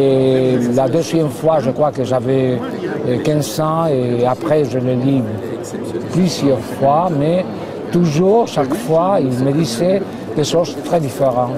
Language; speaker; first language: French; non-native, fluent; Spanish